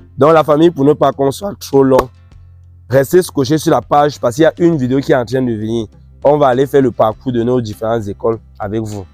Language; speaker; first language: French; non-native, local second language; Ghomala